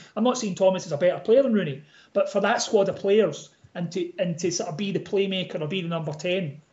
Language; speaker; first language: English; native; English